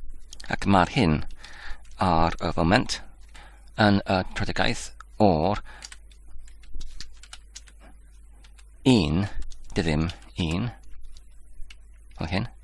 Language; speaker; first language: Welsh; non-native, learner; Polish